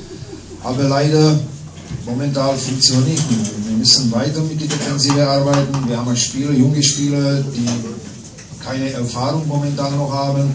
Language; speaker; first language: German; non-native, fluent; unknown